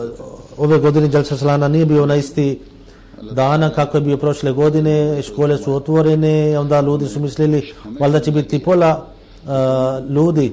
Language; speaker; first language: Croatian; non-native, fluent; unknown